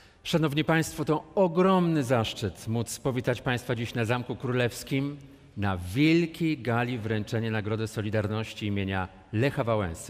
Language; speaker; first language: Polish; native; Polish